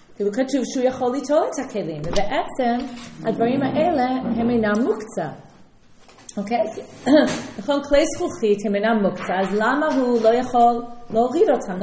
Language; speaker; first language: Hebrew; non-native, fluent; English